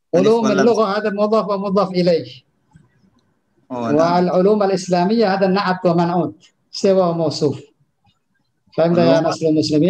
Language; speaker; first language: Arabic; non-native, fluent; Indonesian